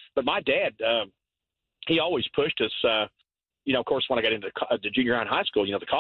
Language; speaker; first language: English; native; English